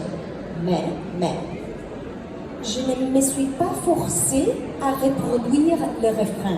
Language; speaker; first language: French; non-native, fluent; Italian